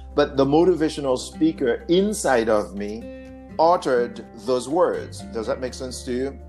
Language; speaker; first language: English; non-native, fluent; Haitian Creole